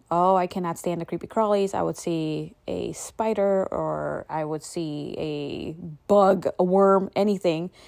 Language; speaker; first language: English; native; English